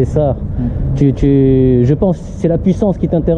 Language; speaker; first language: French; native; French